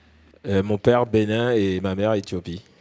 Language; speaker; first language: French; native; French